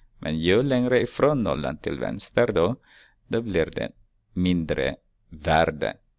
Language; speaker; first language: Swedish; non-native, fluent; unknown